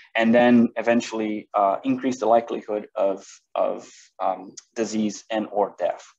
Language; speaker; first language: English; non-native, fluent; Portuguese